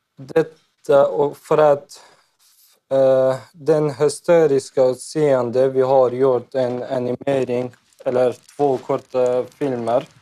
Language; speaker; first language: Swedish; non-native, learner; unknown